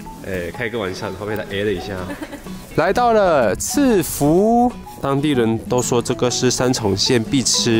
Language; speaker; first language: Chinese; native; Chinese